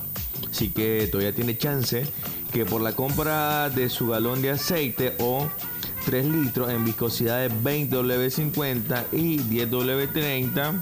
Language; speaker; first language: Spanish; native; Spanish